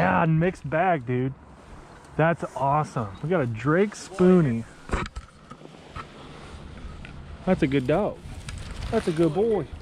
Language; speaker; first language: English; native; English